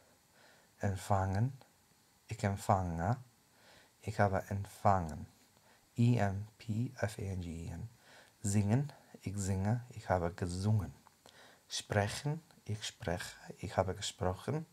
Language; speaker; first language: German; non-native, fluent; English